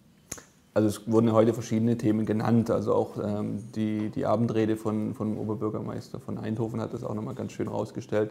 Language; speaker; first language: German; native; German